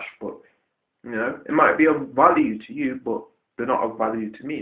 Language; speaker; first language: English; native; English